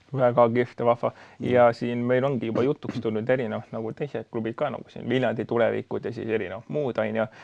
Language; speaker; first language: Estonian; native; Estonian